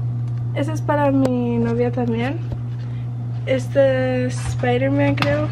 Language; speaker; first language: Spanish; early bilingual, other home language; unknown